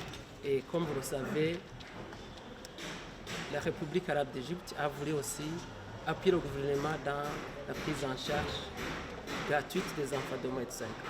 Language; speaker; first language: French; non-native, local second language; Rundi